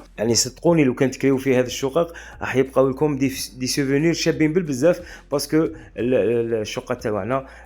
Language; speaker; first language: Arabic; native; Arabic